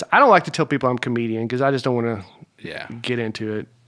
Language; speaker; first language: English; native; English